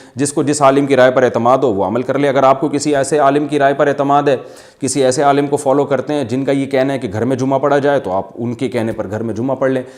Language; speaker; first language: Urdu; native; Urdu